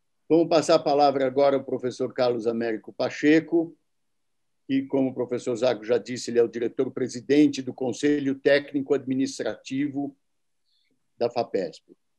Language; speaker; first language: Portuguese; native; Portuguese